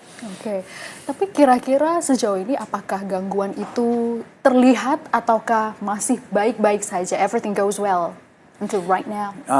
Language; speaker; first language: Indonesian; native; Indonesian